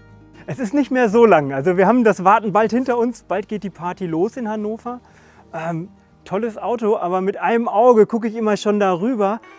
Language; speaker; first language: German; native; German